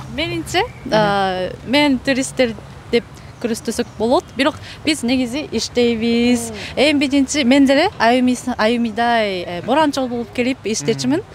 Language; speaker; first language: Kyrgyz; non-native, fluent; Japanese